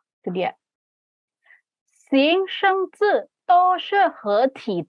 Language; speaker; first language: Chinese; non-native, fluent; Indonesian